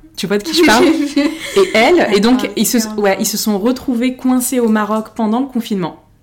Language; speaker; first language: French; native; French